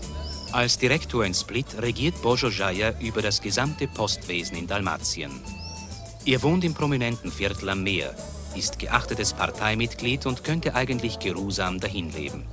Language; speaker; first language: German; native; German